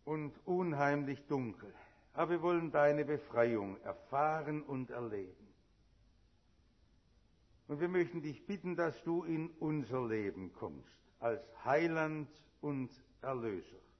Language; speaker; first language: German; native; German